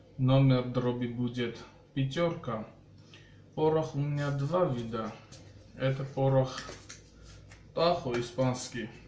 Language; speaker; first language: Russian; non-native, local second language; Armenian